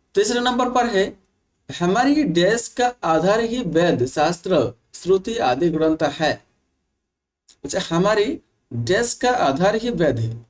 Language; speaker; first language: Hindi; non-native, local second language; Bangla